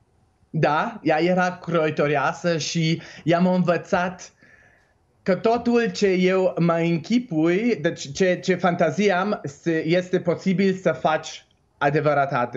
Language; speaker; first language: Romanian; non-native, local second language; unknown